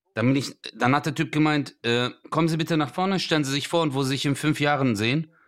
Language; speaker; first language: German; early bilingual, other home language; Turkish